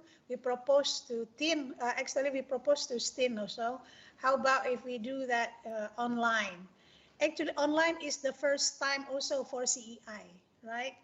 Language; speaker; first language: English; non-native, fluent; Indonesian